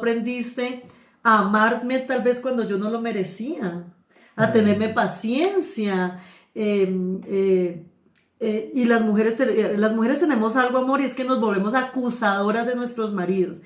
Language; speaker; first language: Spanish; native; Spanish